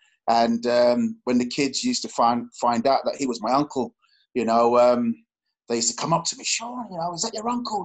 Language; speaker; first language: English; native; English